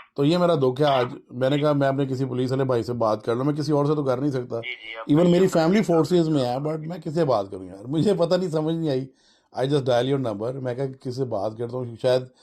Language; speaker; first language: Urdu; native; Urdu